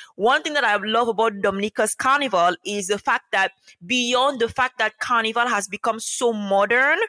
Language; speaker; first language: English; non-native, local second language; French